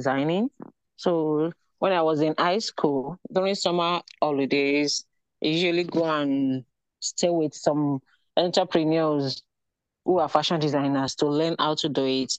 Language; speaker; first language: English; non-native, local second language; Yoruba